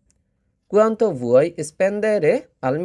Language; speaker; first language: Italian; non-native, fluent; Bangla